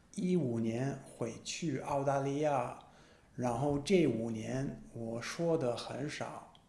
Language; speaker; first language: Chinese; non-native, fluent; English